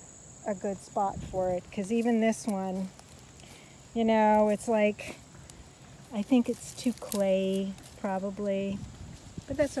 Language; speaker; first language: English; native; English